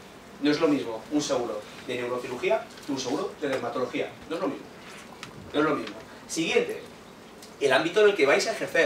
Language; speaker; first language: Spanish; native; Spanish